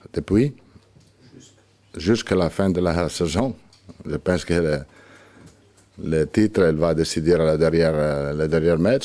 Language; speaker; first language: French; non-native, learner; Italian